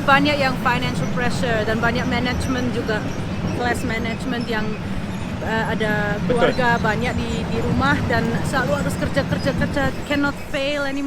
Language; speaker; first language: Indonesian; early bilingual, heritage; Indonesian